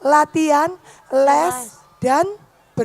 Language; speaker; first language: Indonesian; native; Indonesian